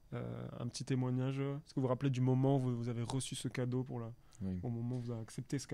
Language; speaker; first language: French; native; French